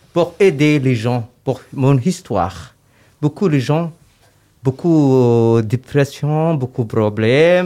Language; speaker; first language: French; non-native, learner; Somali